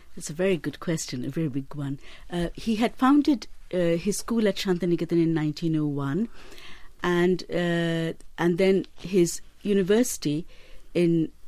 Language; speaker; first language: English; non-native, local second language; Bangla